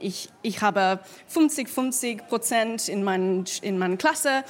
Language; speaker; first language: German; non-native, learner; English